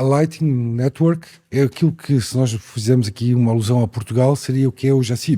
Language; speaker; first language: Portuguese; native; Portuguese